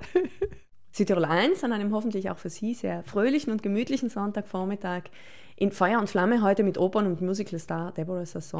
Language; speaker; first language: German; native; German